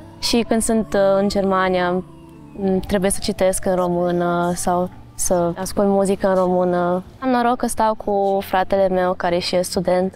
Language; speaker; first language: Romanian; native; Romanian